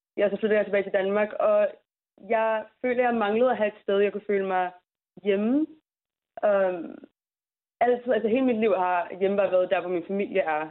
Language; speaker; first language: Danish; early bilingual, heritage; English